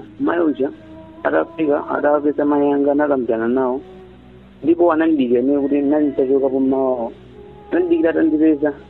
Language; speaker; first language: Nyanja; native; Nyanja